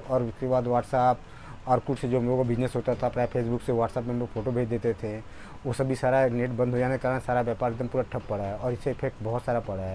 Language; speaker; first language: Hindi; native; Hindi